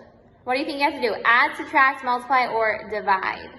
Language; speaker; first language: English; native; English